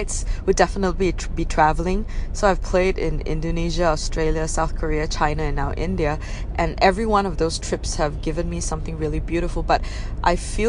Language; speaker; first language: English; non-native, local second language; Min Nan Chinese